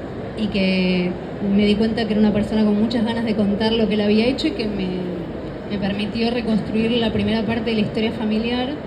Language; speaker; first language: Spanish; native; Spanish